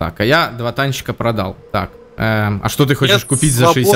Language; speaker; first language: Russian; native; Russian